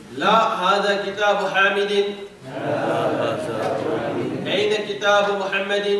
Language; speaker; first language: Arabic; non-native, fluent; English